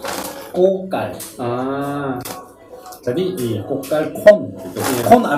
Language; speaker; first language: Indonesian; non-native, learner; Korean